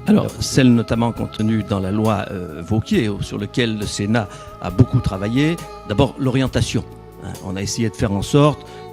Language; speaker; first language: French; native; French